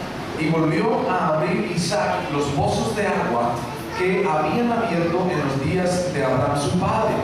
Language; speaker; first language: Spanish; native; Spanish